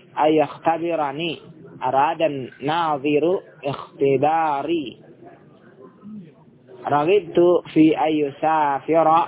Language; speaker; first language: Arabic; non-native, fluent; Indonesian